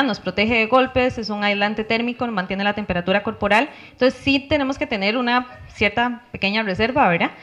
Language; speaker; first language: Spanish; native; Spanish